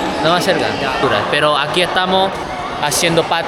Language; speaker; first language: Spanish; non-native, fluent; Indonesian